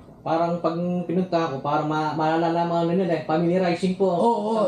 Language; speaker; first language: Filipino; native; Filipino